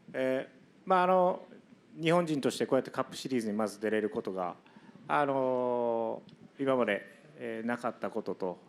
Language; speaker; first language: Japanese; native; Japanese